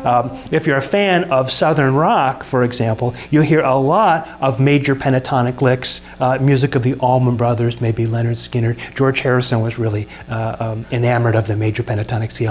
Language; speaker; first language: English; native; English